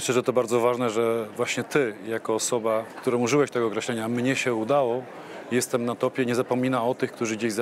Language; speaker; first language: Polish; native; Polish